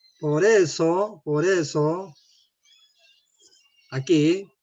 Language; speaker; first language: Spanish; non-native, learner; Korean